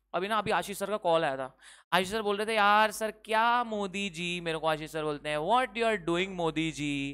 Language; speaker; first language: Hindi; native; Hindi